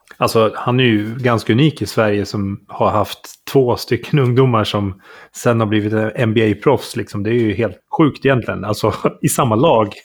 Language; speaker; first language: Swedish; native; Swedish